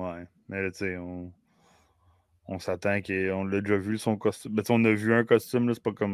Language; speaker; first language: French; native; French